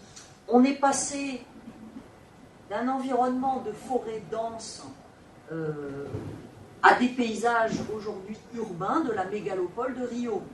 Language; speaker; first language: French; native; French